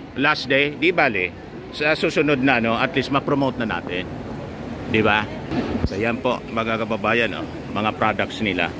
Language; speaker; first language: Filipino; non-native, local second language; Bikol